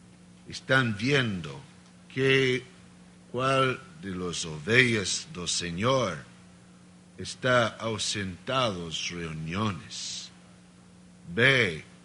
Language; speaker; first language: Spanish; non-native, learner; Portuguese